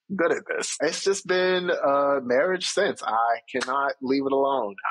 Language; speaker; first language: English; native; English